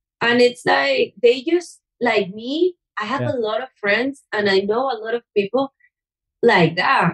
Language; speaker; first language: English; non-native, fluent; Spanish